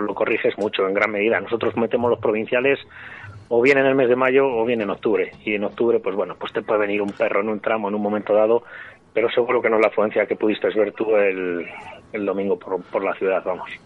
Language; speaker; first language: Spanish; native; Spanish